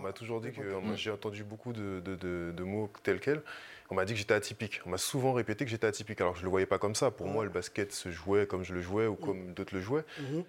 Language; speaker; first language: French; native; French